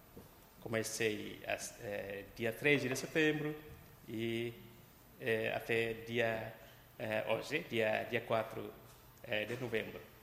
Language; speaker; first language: Portuguese; non-native, local second language; Tetum